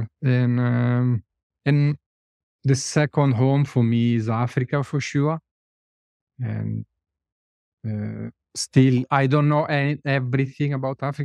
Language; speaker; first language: English; non-native, fluent; Italian